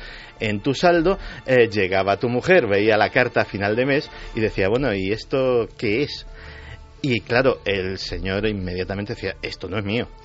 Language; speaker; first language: Spanish; native; Spanish